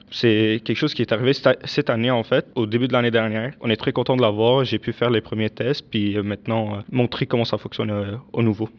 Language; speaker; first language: French; early bilingual, other home language; Arabic